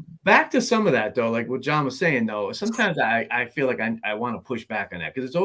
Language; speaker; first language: English; native; English